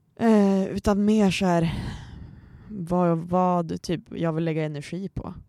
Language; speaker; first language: Swedish; native; Swedish